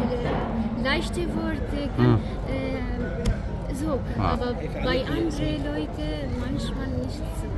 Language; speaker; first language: German; non-native, learner; Arabic